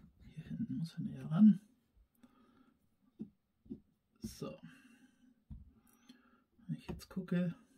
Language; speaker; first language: German; native; German